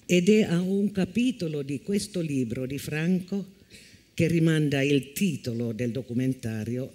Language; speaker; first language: Italian; non-native, fluent; Finnish